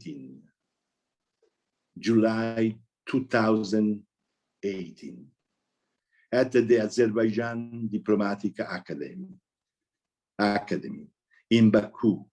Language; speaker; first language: English; non-native, fluent; Italian